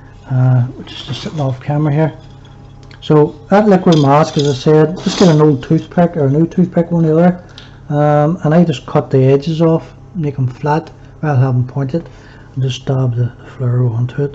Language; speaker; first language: English; native; English